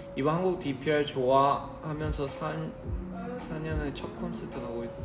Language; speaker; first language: Korean; early bilingual, heritage; Korean